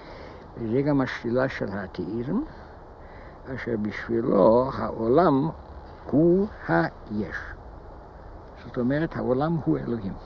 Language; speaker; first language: Hebrew; non-native, fluent; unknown